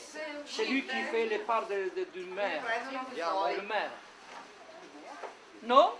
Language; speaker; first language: French; non-native, learner; Italian